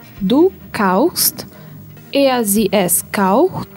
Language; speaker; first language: German; non-native, learner; Russian